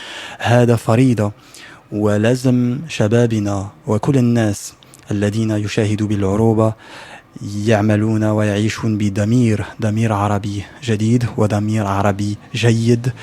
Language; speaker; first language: Arabic; non-native, learner; French